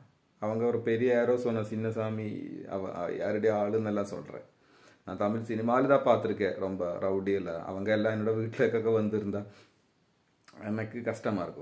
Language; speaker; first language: Tamil; non-native, learner; Malayalam